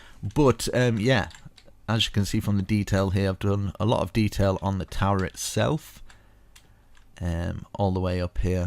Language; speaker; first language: English; native; English